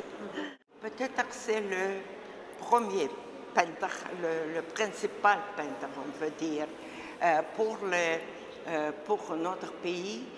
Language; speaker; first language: French; non-native, fluent; Russian